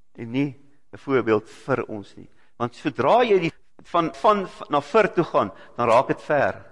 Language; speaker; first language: Afrikaans; native; Afrikaans